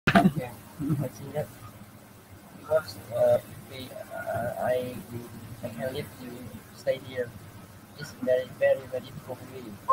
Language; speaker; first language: English; non-native, learner; Vietnamese